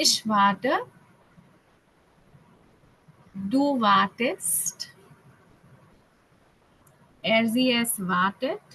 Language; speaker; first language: German; non-native, fluent; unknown